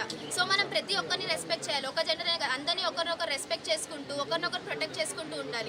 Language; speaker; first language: Telugu; native; Telugu